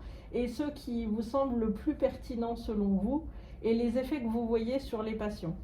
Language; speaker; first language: French; native; French